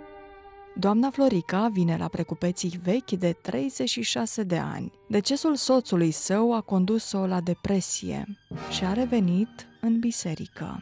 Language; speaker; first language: Romanian; native; Romanian